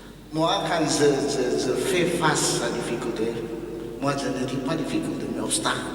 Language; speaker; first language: French; non-native, learner; Indonesian